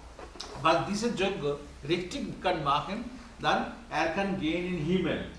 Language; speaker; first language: German; non-native, learner; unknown